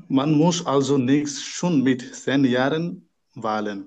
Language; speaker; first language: German; non-native, learner; Bangla